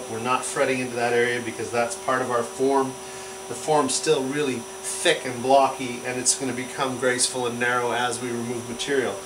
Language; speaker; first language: English; native; English